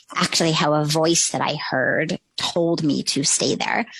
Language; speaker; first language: English; native; English